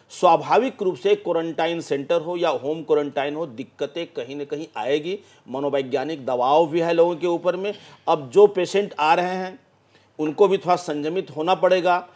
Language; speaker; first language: Hindi; native; Hindi